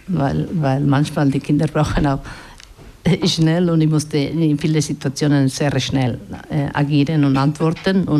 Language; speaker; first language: German; non-native, fluent; Basque